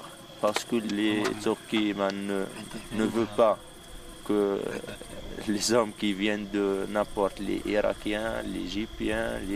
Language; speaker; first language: French; non-native, local second language; Arabic